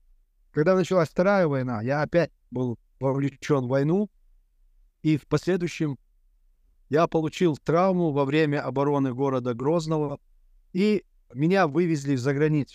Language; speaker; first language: Russian; non-native, local second language; Chechen